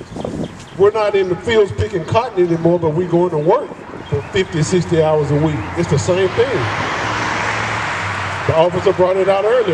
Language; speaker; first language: English; native; English